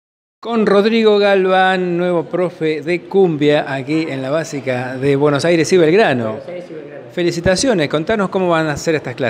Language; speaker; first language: Spanish; native; Spanish